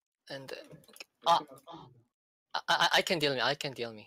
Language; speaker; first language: English; non-native, learner; Korean